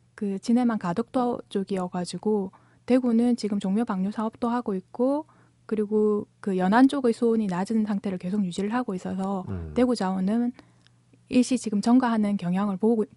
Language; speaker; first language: Korean; native; Korean